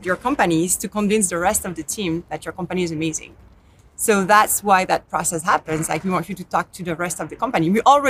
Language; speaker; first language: English; non-native, fluent; French